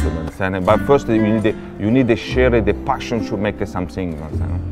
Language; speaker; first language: English; non-native, learner; Italian